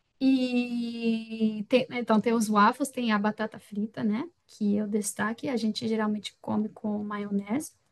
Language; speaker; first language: Portuguese; non-native, fluent; French